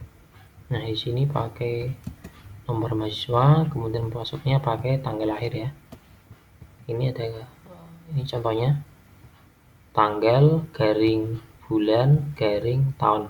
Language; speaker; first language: Indonesian; native; Indonesian